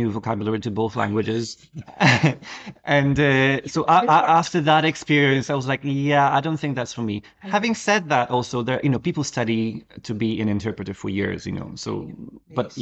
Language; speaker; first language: English; non-native, fluent; Polish